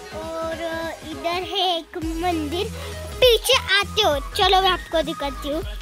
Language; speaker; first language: Hindi; non-native, local second language; Marathi